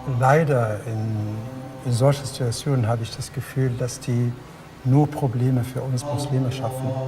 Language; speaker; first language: German; non-native, fluent; Arabic